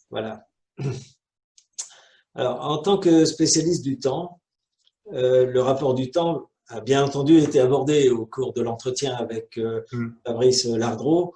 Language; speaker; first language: French; native; French